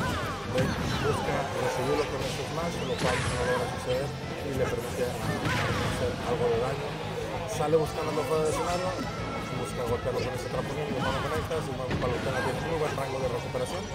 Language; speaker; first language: Spanish; native; Spanish